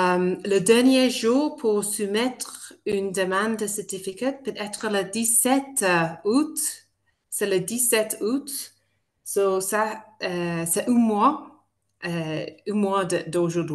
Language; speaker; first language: French; non-native, fluent; English